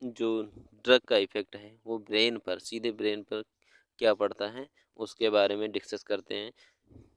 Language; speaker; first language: Hindi; native; Hindi